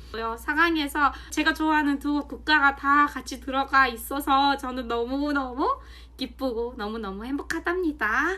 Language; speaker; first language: Korean; non-native, fluent; Mongolian